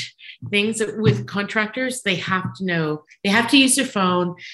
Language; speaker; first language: English; native; English